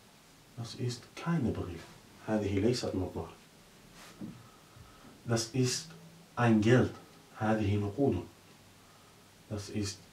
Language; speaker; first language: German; non-native, learner; Arabic